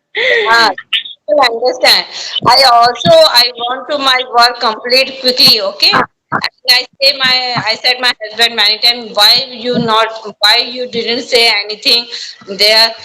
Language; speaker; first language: English; non-native, learner; Hindi